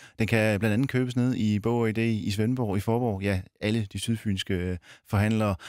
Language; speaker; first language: Danish; native; Danish